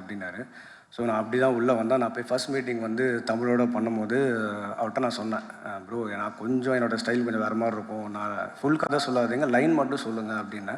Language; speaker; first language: Tamil; native; Tamil